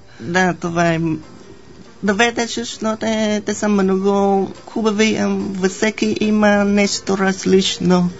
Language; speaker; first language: Bulgarian; non-native, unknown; Vietnamese